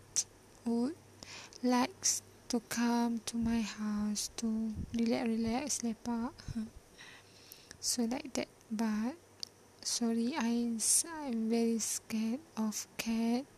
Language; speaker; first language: English; non-native, learner; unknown